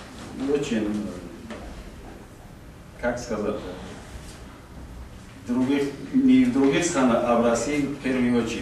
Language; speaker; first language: Russian; non-native, local second language; Tajik